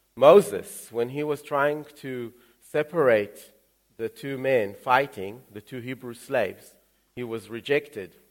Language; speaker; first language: English; early bilingual, other home language; Russian